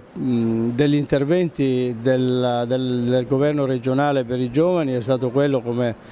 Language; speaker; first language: Italian; native; Italian